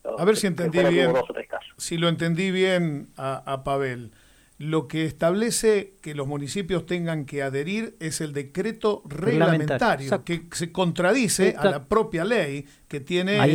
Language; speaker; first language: Spanish; native; Spanish